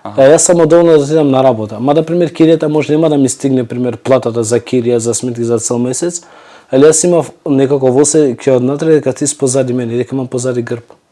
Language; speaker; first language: Macedonian; non-native, local second language; Turkish